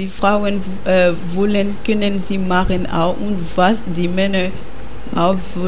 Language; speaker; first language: German; non-native, learner; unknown